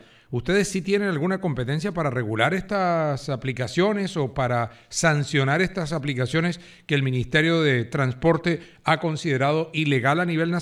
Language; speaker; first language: Spanish; native; Spanish